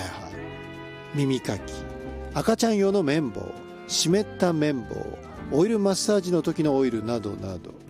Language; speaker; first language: Japanese; native; Japanese